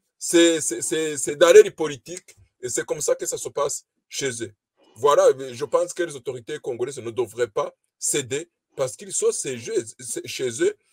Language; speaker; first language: French; non-native, local second language; Kinyarwanda